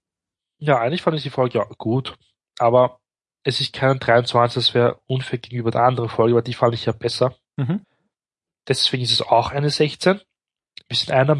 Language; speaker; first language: German; native; German